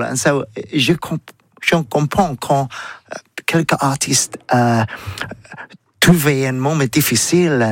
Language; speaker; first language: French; non-native, learner; English